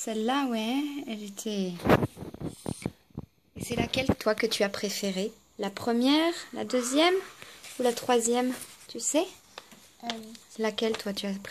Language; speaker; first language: French; native; French